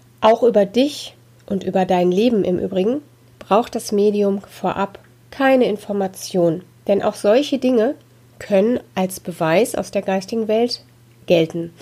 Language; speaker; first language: German; native; German